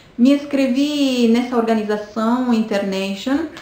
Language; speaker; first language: Portuguese; non-native, fluent; Romanian